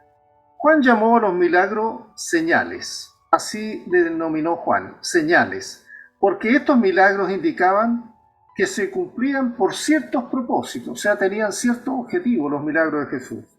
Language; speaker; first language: Spanish; native; Spanish